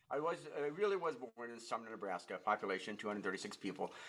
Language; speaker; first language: English; native; English